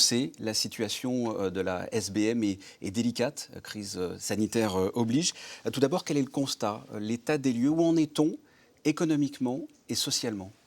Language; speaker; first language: French; native; French